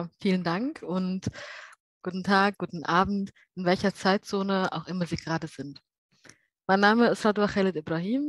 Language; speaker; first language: German; native; German